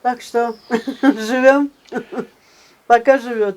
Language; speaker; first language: Russian; non-native, local second language; Armenian